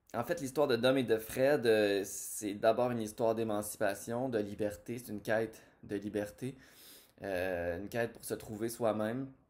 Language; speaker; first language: French; native; French